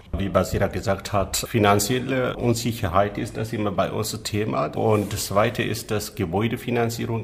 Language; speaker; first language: German; non-native, learner; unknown